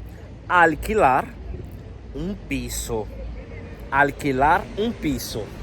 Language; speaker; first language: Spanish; non-native, fluent; Portuguese